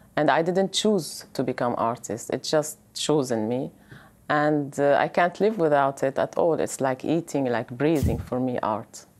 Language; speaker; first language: English; non-native, fluent; Arabic